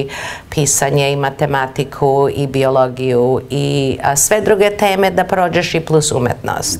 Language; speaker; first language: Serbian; early bilingual, heritage; Serbian